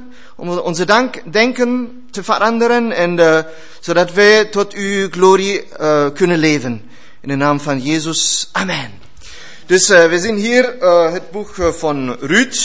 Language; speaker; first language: Dutch; non-native, learner; German